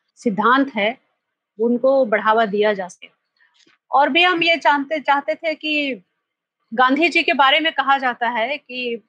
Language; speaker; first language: Hindi; native; Hindi